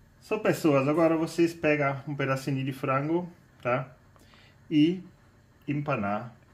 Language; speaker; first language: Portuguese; non-native, fluent; German